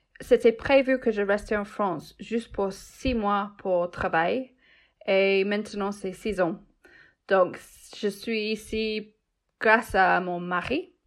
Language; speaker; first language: French; non-native, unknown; English